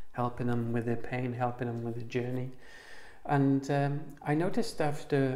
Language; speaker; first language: English; native; English